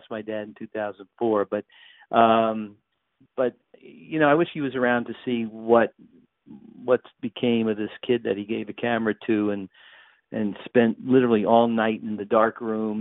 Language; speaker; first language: English; native; English